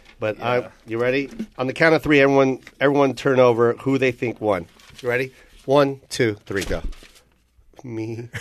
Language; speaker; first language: English; native; English